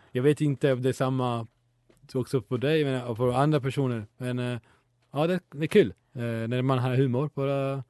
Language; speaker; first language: Swedish; non-native, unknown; Italian